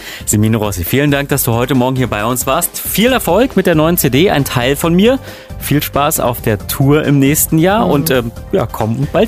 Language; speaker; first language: German; native; German